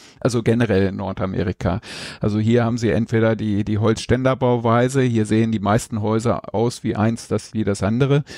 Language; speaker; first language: German; native; German